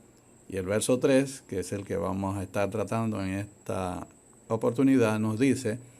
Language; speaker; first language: Spanish; native; Spanish